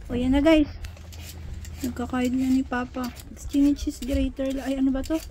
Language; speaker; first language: Filipino; non-native, local second language; Hiligaynon